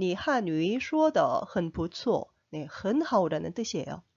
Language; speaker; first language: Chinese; non-native, fluent; Korean